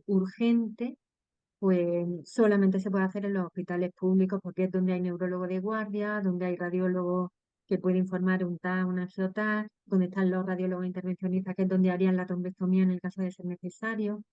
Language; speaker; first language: Spanish; native; Spanish